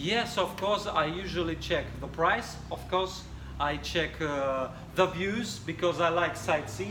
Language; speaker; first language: English; non-native, fluent; Russian